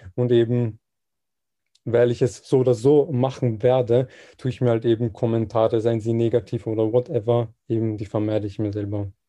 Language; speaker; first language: German; early bilingual, other home language; Serbian